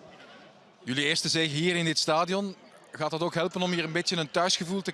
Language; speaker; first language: Dutch; native; Dutch